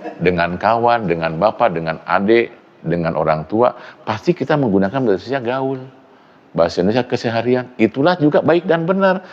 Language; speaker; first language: Indonesian; non-native, local second language; Sundanese